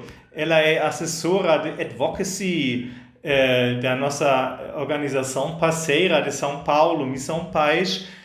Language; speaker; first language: Portuguese; non-native, fluent; German